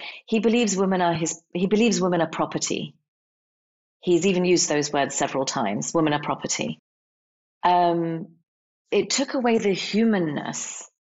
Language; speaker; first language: English; native; English